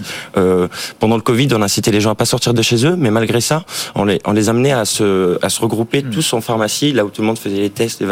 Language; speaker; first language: French; native; French